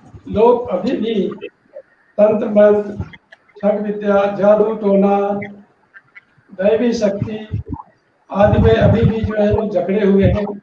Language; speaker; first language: Hindi; native; Hindi